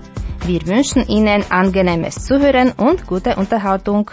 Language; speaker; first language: German; non-native, fluent; Slovak